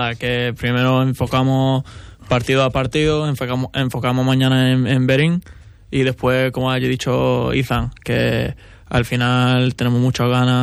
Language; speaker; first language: Spanish; non-native, fluent; English